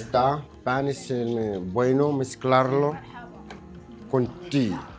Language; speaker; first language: Spanish; non-native, learner; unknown